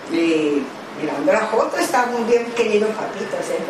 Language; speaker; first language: Spanish; non-native, learner; Japanese